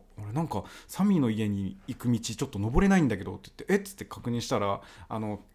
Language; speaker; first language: Japanese; native; Japanese